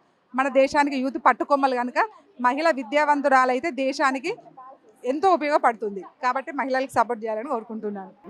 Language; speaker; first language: Telugu; native; Telugu